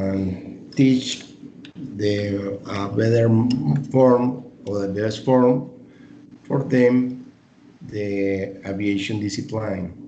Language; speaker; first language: English; non-native, learner; Spanish